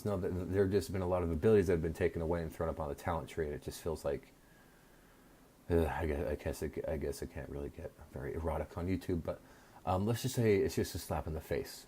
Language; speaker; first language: English; native; English